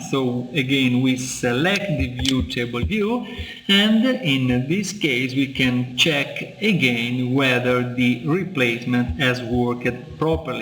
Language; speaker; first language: English; non-native, fluent; Italian